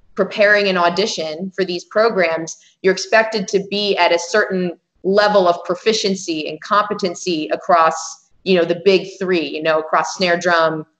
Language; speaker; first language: English; native; English